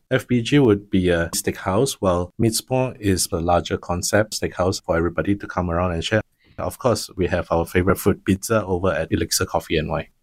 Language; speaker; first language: English; non-native, local second language; Min Nan Chinese